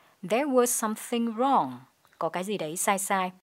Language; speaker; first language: English; non-native, fluent; Vietnamese